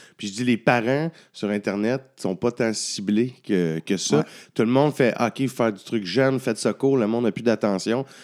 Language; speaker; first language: French; native; French